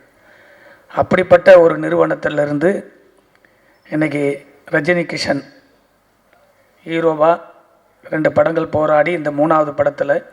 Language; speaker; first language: Tamil; native; Tamil